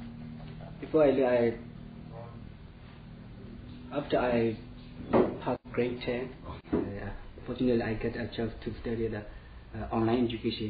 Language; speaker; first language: English; non-native, learner; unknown